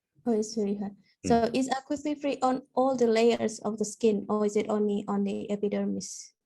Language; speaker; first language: English; non-native, fluent; Indonesian